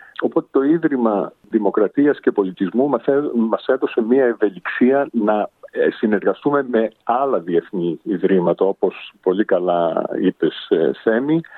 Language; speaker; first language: Greek; early bilingual, heritage; Greek